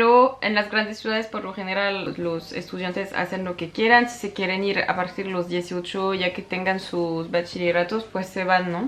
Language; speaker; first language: Spanish; non-native, fluent; French